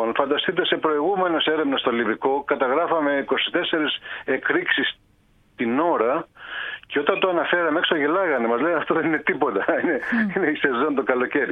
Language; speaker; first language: Greek; native; Greek